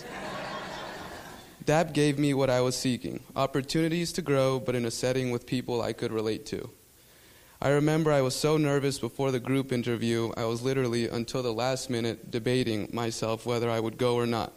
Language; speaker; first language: English; early bilingual, other home language; Spanish